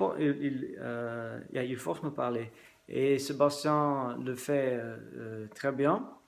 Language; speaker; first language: French; non-native, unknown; Dutch